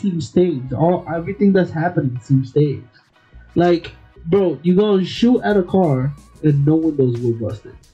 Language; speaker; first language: English; early bilingual, other home language; Spanish